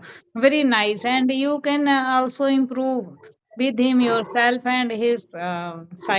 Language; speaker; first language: English; non-native, learner; Hindi